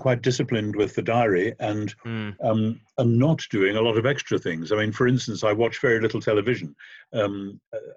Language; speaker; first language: English; native; English